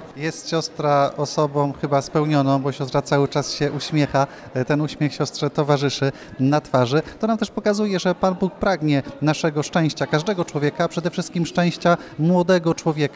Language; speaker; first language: Polish; native; Polish